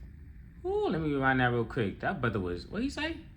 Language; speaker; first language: English; native; English